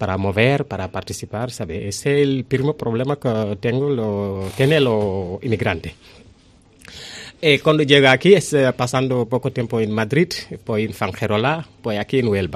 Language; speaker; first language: Spanish; non-native, learner; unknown